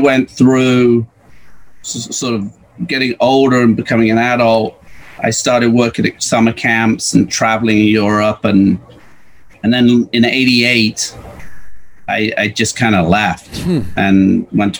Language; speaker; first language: English; native; English